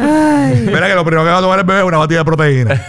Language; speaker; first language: Spanish; native; Spanish